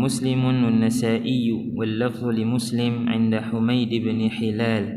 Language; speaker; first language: Arabic; non-native, fluent; Malay